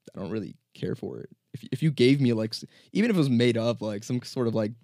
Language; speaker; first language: English; native; English